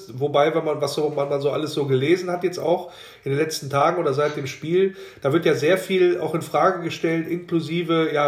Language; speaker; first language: German; native; German